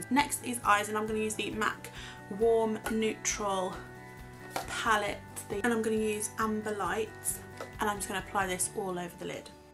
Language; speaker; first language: English; native; English